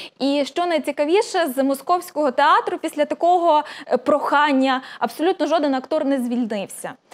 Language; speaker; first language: Ukrainian; native; Ukrainian